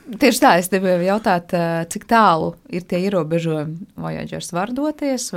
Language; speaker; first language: Latvian; native; Latvian